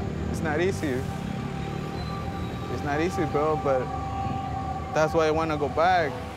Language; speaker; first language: English; early bilingual, other home language; Spanish